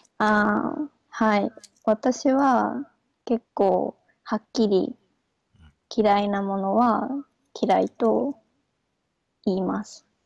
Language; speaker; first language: Japanese; native; Japanese